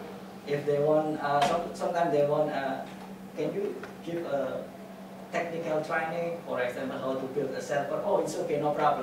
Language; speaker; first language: English; non-native, fluent; Indonesian